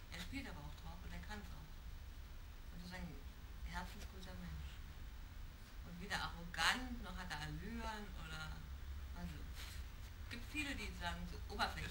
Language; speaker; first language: German; native; German